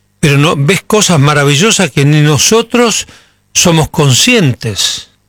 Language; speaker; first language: Spanish; native; Spanish